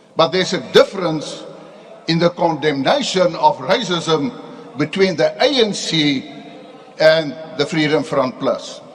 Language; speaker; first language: English; non-native, local second language; Afrikaans